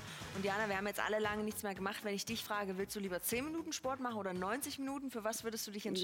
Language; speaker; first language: German; native; German